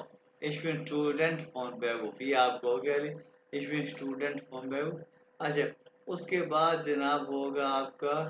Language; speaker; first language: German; non-native, fluent; Urdu